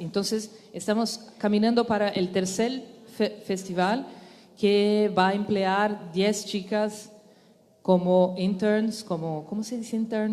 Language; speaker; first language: Spanish; non-native, learner; Portuguese